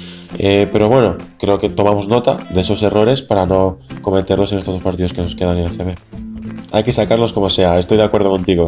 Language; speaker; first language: Spanish; native; Spanish